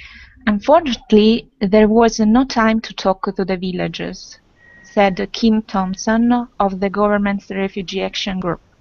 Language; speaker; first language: English; non-native, fluent; Italian